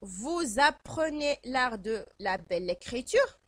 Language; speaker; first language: French; non-native, local second language; Arabic